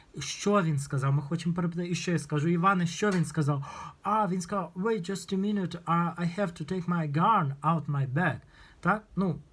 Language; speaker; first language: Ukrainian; non-native, local second language; Russian